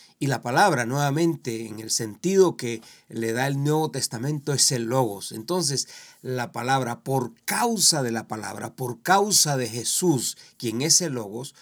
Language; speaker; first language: Spanish; native; Spanish